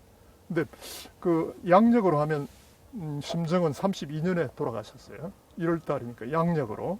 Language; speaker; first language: Korean; native; Korean